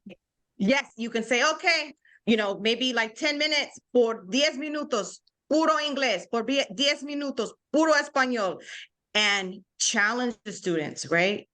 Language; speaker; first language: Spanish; non-native, learner; English